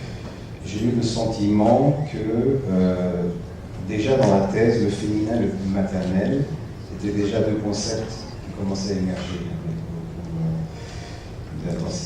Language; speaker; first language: French; non-native, fluent; Portuguese